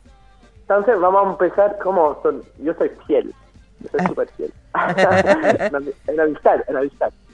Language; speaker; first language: Spanish; non-native, fluent; French